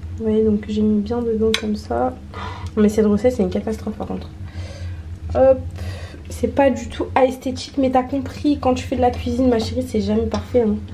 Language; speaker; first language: French; early bilingual, other home language; Arabic